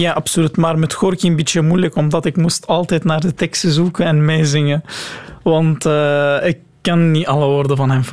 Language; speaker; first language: Dutch; non-native, learner; Arabic